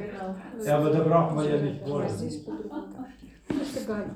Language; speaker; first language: German; non-native, fluent; Russian